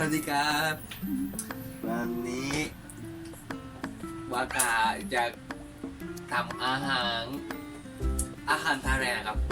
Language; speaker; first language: Thai; non-native, learner; Japanese